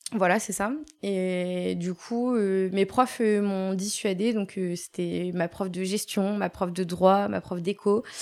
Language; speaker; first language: French; native; French